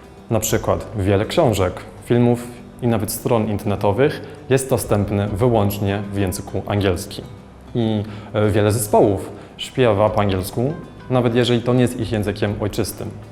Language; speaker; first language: Polish; non-native, fluent; English